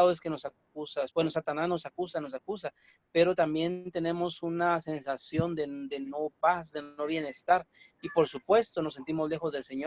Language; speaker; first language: Spanish; native; Spanish